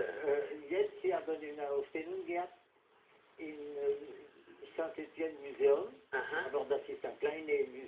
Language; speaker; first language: German; non-native, fluent; French